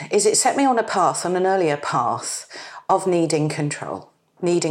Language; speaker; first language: English; native; English